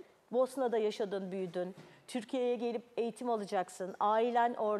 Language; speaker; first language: Turkish; native; Turkish